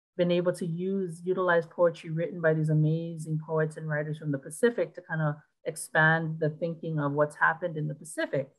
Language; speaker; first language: English; native; English